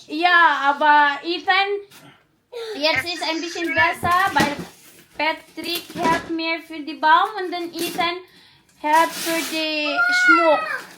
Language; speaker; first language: German; non-native, learner; Cebuano